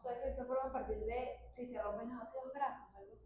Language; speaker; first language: Spanish; native; Spanish